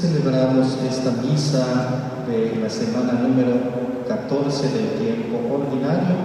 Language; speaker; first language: Spanish; native; Spanish